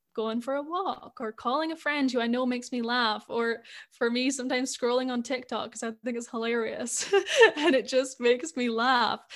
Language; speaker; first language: English; native; English